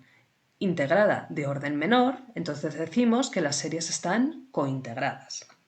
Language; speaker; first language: Spanish; native; Spanish